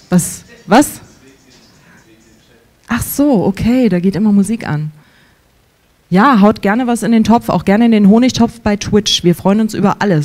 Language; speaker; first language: German; native; German